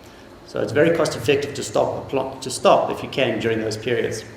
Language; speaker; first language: English; native; English